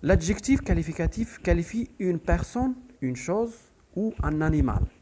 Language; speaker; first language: French; non-native, local second language; Arabic